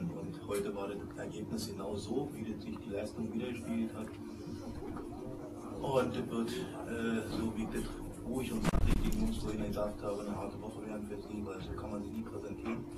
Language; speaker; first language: German; native; German